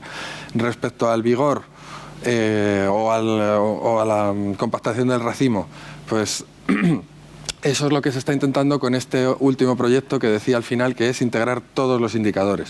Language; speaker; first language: Spanish; native; Spanish